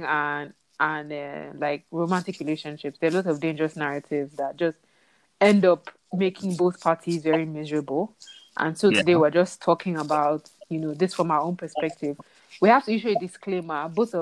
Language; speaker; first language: English; non-native, local second language; Yoruba